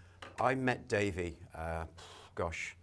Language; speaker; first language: English; native; English